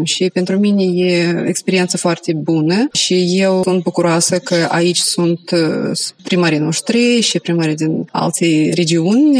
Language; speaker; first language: Romanian; non-native, local second language; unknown